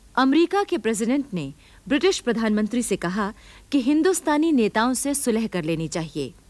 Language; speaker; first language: Hindi; native; Hindi